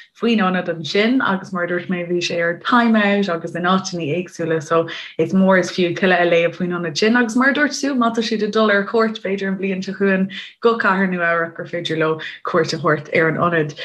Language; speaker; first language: Irish; native; Irish